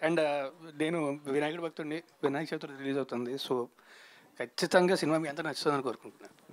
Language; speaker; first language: Telugu; native; Telugu